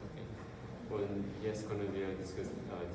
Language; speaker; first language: German; non-native, learner; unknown